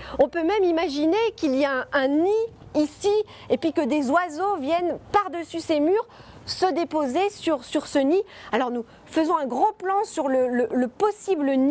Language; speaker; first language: French; native; French